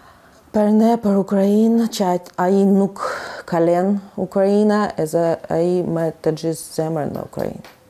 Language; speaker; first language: Albanian; non-native, learner; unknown